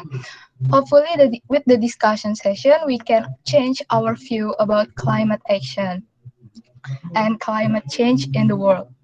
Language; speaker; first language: English; non-native, local second language; Indonesian